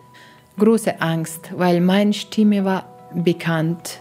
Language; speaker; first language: German; non-native, learner; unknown